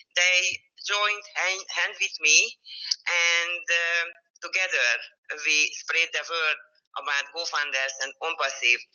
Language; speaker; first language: English; non-native, fluent; Hungarian